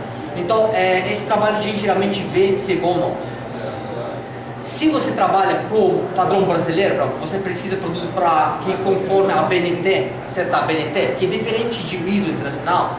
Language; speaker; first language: Portuguese; non-native, learner; Russian